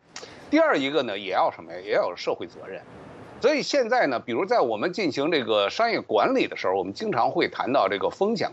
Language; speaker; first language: Chinese; native; Chinese